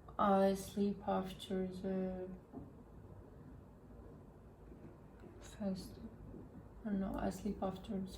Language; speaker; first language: English; non-native, learner; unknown